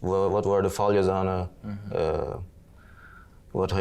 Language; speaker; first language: German; non-native, local second language; Plautdietsch